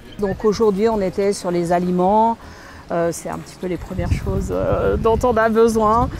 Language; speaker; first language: French; native; French